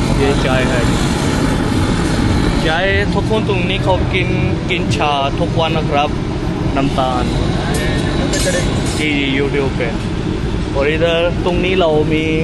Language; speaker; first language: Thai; non-native, fluent; Urdu